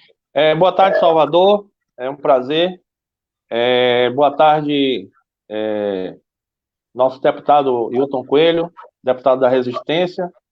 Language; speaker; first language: Portuguese; native; Portuguese